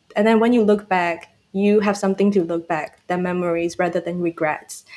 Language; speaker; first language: English; non-native, fluent; Burmese